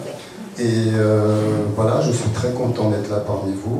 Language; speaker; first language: French; early bilingual, other home language; Spanish